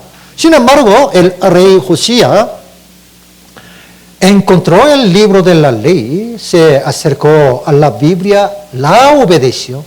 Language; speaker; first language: Spanish; non-native, learner; Korean